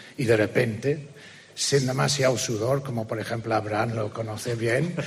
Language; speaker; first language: Spanish; non-native, fluent; English